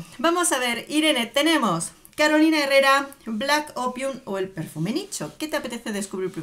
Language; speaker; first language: Spanish; native; Spanish